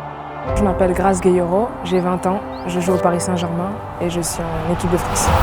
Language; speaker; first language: French; native; French